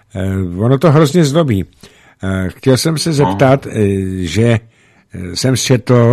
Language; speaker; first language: Czech; native; Czech